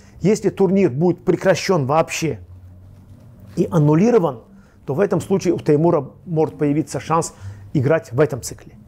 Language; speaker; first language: Russian; non-native, local second language; Azerbaijani